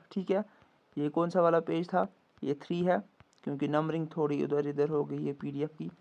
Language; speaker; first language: Urdu; non-native, local second language; Kashmiri